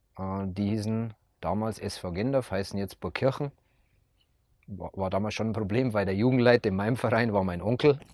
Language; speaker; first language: German; native; German